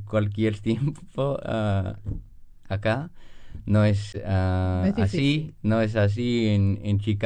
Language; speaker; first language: Spanish; non-native, fluent; English